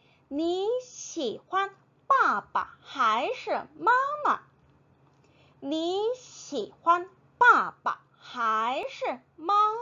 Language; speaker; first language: Chinese; non-native, fluent; Korean